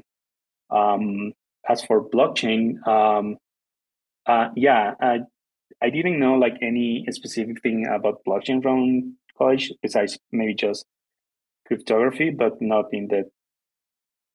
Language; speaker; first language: English; non-native, fluent; Spanish